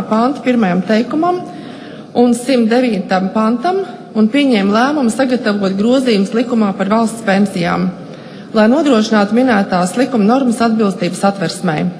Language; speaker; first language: Latvian; native; Latvian